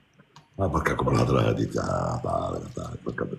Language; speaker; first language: Arabic; native; Arabic